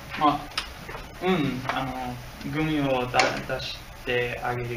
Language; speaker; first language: Japanese; non-native, learner; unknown